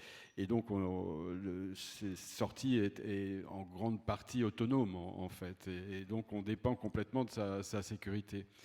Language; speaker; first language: French; native; French